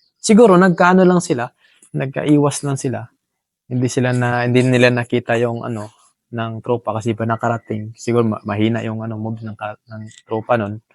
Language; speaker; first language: Filipino; non-native, local second language; Cebuano